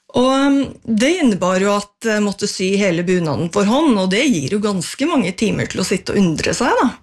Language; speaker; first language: Norwegian; native; Norwegian